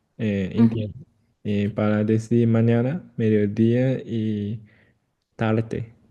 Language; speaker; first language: Spanish; non-native, fluent; Chinese